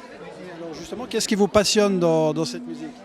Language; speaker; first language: French; native; French